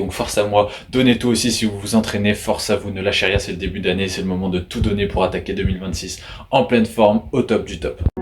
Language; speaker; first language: French; native; French